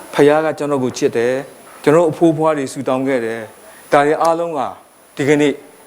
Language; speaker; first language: Burmese; non-native, local second language; Kachin